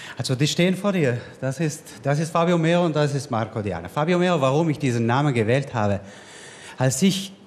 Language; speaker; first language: German; non-native, local second language; Italian